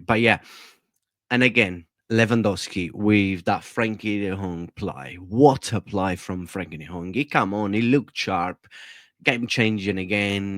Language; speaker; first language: English; non-native, fluent; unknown